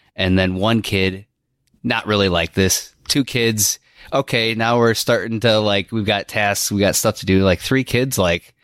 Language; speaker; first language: English; native; English